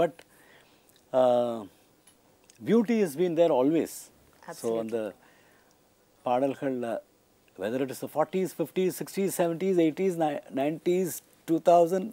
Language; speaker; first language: English; non-native, local second language; Tamil